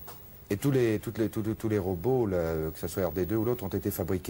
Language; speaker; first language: French; native; French